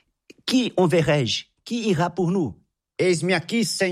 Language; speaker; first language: French; non-native, fluent; Portuguese